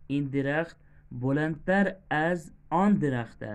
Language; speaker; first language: Persian; non-native, fluent; Urdu